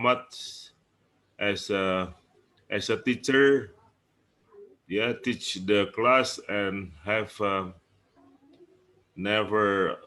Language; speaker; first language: English; non-native, learner; Indonesian